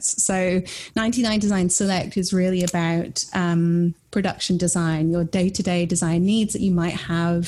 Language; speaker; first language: English; native; English